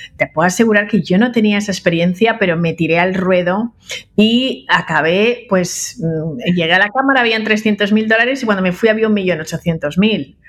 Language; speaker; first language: Spanish; early bilingual, other home language; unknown